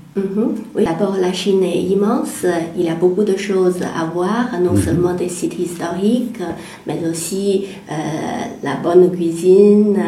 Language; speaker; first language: French; non-native, fluent; Chinese